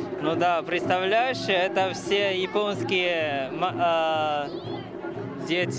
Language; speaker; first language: Russian; non-native, fluent; Chinese